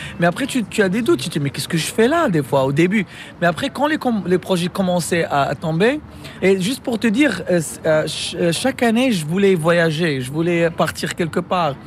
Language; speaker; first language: French; non-native, local second language; Arabic